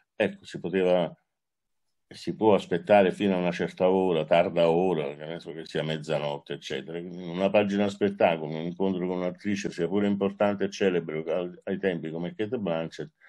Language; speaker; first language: Italian; native; Italian